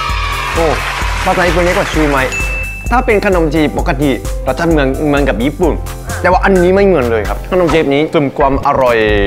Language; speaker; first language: Thai; non-native, fluent; Japanese